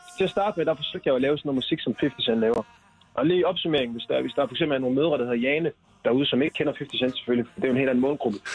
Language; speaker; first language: Danish; early bilingual, other home language; Swahili